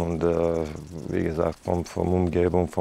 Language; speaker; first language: German; non-native, fluent; Serbian